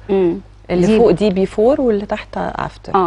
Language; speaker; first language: Arabic; native; Arabic